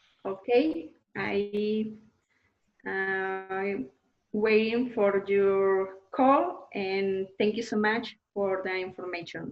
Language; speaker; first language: English; non-native, learner; Spanish